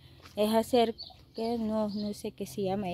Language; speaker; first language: Spanish; non-native, learner; Filipino